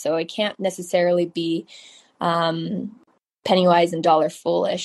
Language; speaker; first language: English; early bilingual, other home language; Chinese